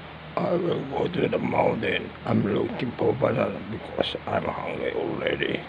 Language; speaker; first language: English; non-native, learner; Filipino